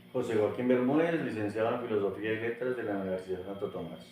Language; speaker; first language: Spanish; native; Spanish